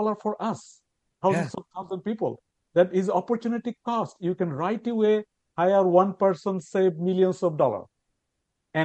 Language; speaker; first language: English; non-native, local second language; Bangla